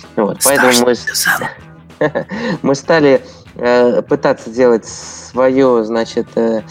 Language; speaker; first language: Russian; native; Russian